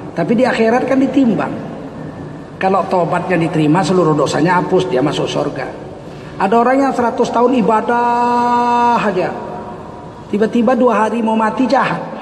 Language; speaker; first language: Indonesian; native; Indonesian